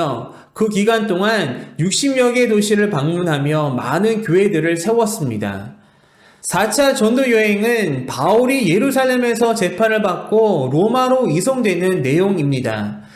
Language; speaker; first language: Korean; native; Korean